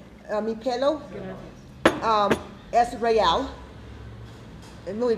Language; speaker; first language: Spanish; non-native, learner; English